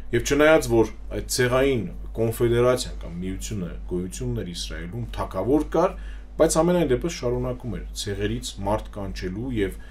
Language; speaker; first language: Armenian; native; Armenian